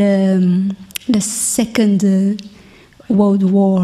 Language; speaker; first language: French; non-native, learner; Chinese